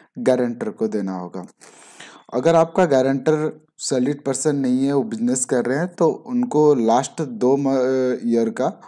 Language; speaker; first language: Hindi; native; Hindi